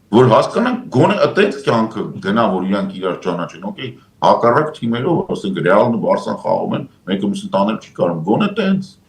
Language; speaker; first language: Armenian; native; Armenian